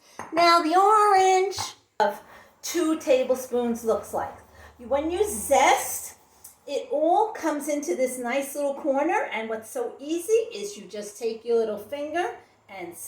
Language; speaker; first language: English; native; English